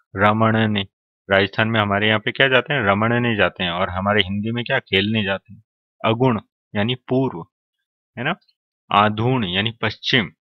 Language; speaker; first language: Hindi; native; Hindi